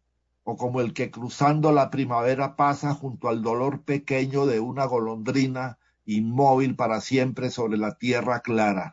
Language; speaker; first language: Spanish; native; Spanish